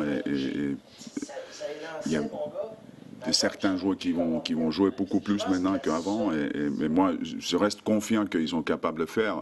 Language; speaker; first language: French; non-native, fluent; Finnish